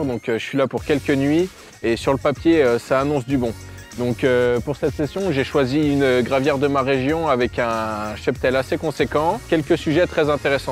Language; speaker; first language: French; native; French